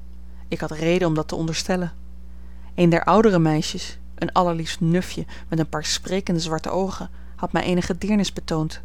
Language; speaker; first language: Dutch; native; Dutch